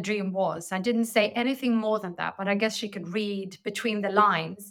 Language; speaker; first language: English; non-native, fluent; Swedish